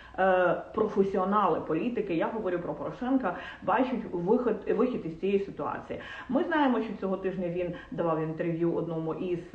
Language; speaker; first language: Ukrainian; non-native, local second language; Russian